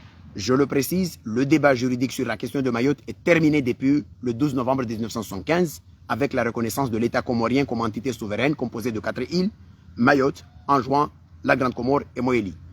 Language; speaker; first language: French; non-native, local second language; Comorian